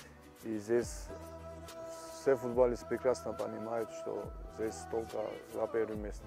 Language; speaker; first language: Russian; non-native, fluent; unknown